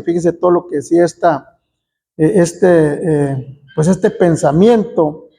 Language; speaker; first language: Spanish; native; Spanish